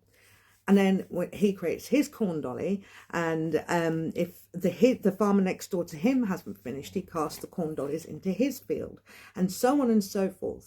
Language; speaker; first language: English; native; English